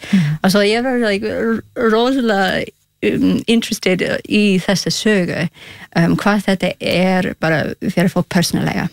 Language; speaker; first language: Icelandic; non-native, learner; Spanish